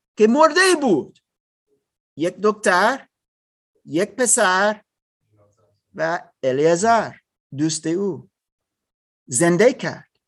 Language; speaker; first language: Persian; non-native, learner; German